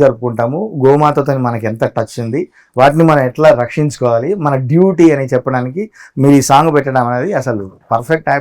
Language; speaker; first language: Telugu; native; Telugu